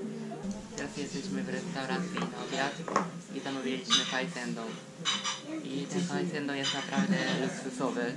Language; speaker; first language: Polish; non-native, fluent; Japanese